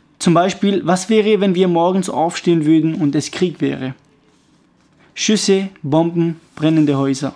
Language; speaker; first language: German; early bilingual, other home language; Kurdish